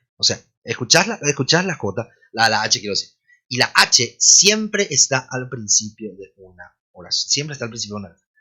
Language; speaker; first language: Spanish; native; Spanish